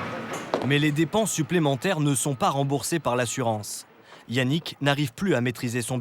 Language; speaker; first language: French; native; French